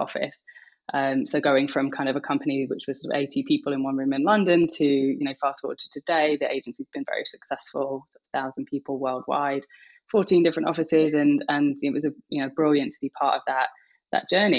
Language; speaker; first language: English; native; English